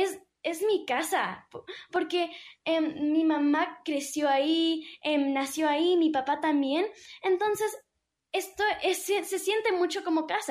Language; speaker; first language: Spanish; early bilingual, heritage; English